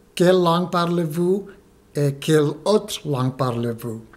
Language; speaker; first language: French; non-native, learner; Spanish